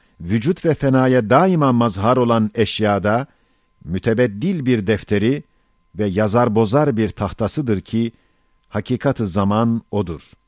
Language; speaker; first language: Turkish; native; Turkish